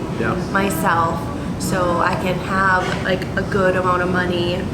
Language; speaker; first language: English; native; English